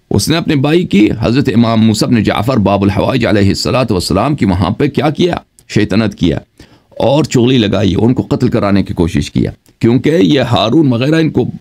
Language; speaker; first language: Urdu; non-native, fluent; Persian